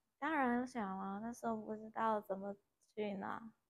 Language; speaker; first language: Chinese; non-native, learner; Vietnamese